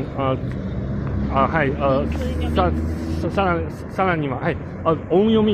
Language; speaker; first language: Japanese; non-native, learner; English